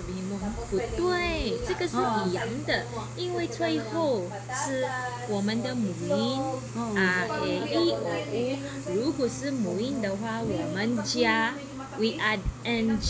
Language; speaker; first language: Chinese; non-native, fluent; Filipino